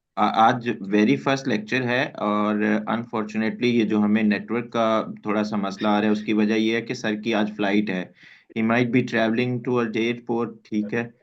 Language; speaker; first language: Urdu; native; Urdu